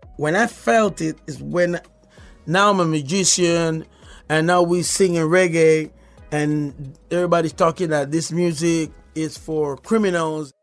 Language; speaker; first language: English; non-native, fluent; Spanish